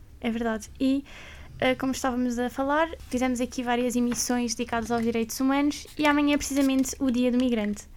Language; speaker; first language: Portuguese; native; Portuguese